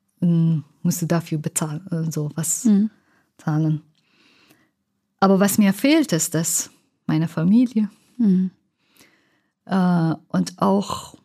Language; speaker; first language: German; non-native, learner; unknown